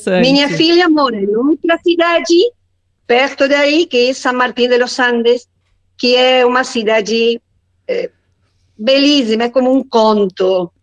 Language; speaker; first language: Portuguese; non-native, learner; Spanish